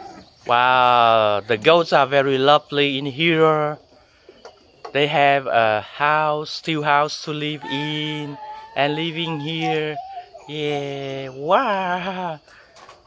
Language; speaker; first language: English; non-native, learner; Vietnamese